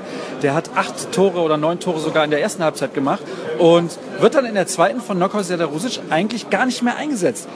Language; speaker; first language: German; native; German